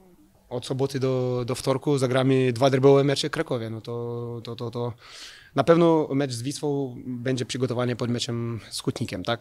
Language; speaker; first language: Polish; non-native, fluent; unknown